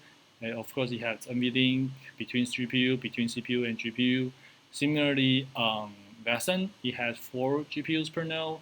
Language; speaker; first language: English; non-native, fluent; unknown